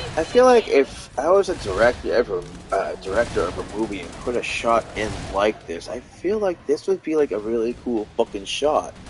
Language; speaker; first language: English; native; English